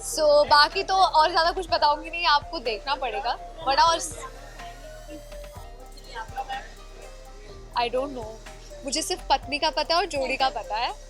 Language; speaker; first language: Hindi; native; Hindi